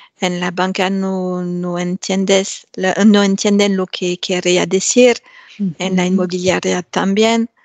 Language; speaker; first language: Spanish; non-native, learner; French